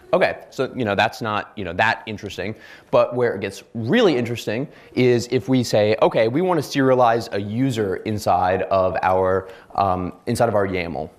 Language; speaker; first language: English; native; English